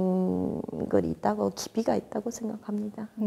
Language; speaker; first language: Korean; non-native, fluent; English